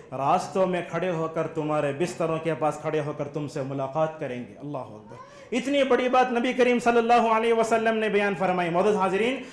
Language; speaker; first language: Urdu; native; Urdu